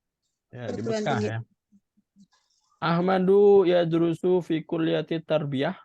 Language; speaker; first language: Arabic; non-native, fluent; Indonesian